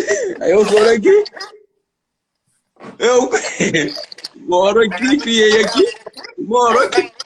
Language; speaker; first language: Portuguese; non-native, learner; Kabuverdianu